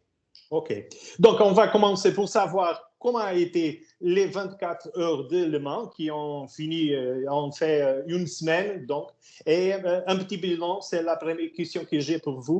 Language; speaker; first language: French; non-native, learner; Portuguese